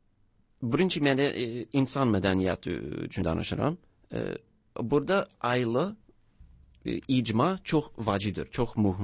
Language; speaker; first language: Turkish; non-native, learner; English